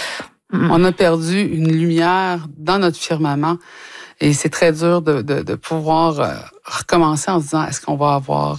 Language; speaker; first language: French; native; French